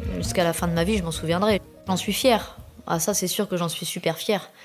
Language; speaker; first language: French; native; French